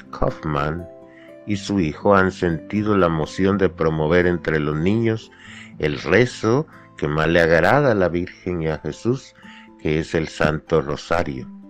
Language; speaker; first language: Spanish; native; Spanish